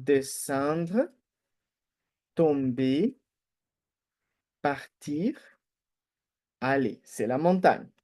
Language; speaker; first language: French; non-native, fluent; Spanish